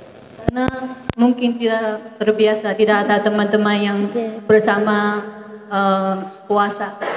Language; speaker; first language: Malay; non-native, fluent; Chinese